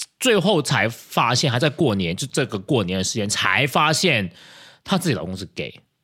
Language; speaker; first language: Chinese; non-native, local second language; Cantonese